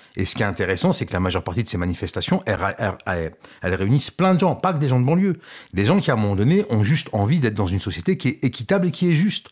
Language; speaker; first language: French; early bilingual, other home language; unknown